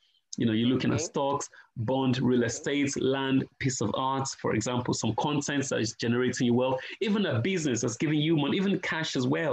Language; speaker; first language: English; non-native, local second language; Yoruba